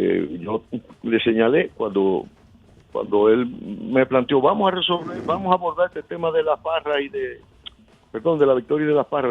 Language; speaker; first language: Spanish; native; Spanish